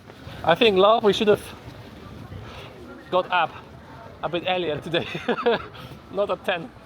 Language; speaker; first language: English; non-native, fluent; Polish